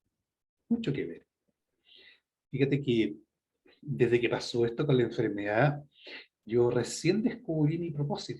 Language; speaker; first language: Spanish; native; Spanish